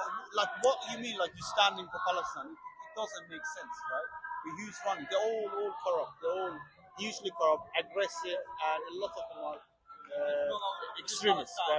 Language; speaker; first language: English; non-native, fluent; Persian